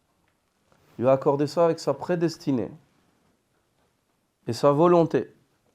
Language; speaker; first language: French; native; French